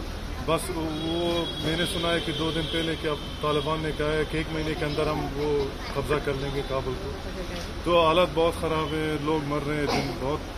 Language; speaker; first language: Hindi; non-native, fluent; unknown